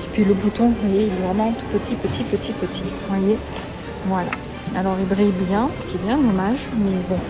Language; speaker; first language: French; native; French